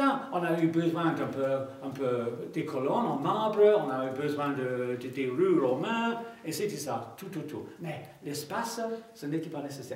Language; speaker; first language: French; non-native, fluent; English